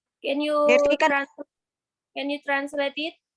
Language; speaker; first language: English; non-native, learner; Indonesian